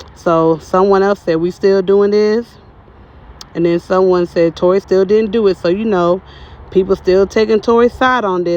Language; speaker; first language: English; native; English